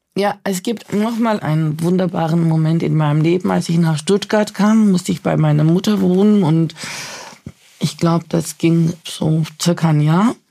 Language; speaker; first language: German; early bilingual, other home language; Turkish